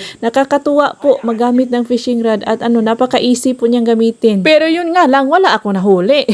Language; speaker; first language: Filipino; non-native, local second language; Cebuano